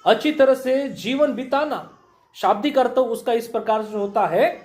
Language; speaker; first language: Hindi; non-native, local second language; Marathi